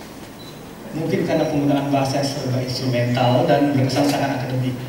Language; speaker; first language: Indonesian; native; Indonesian